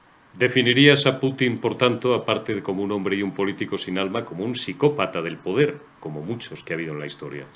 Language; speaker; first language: Spanish; native; Spanish